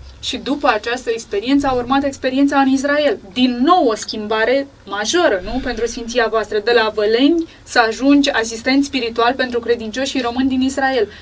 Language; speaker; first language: Romanian; native; Romanian